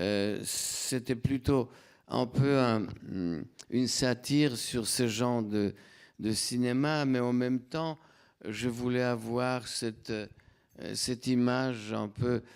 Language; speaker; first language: French; non-native, fluent; Polish